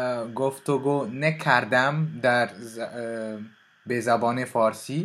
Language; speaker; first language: Persian; non-native, learner; French